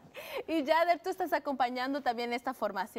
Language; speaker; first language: Spanish; native; Spanish